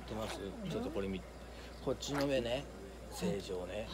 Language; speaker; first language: Japanese; native; Japanese